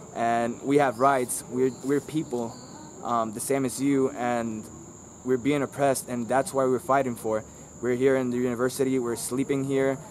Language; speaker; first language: English; non-native, local second language; Spanish